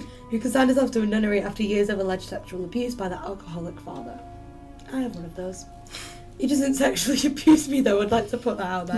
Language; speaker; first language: English; native; English